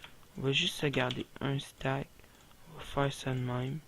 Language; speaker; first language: French; native; French